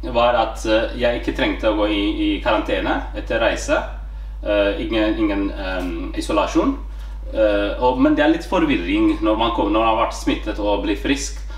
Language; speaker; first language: Norwegian; non-native, fluent; Amharic